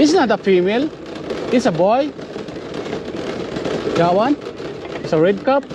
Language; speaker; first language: English; non-native, learner; Filipino